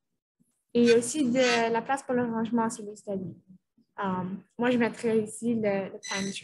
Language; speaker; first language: French; native; French